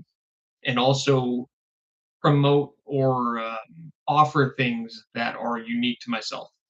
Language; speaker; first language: English; native; English